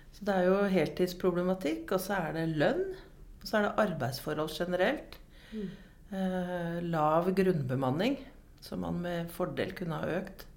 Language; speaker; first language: Norwegian; native; Norwegian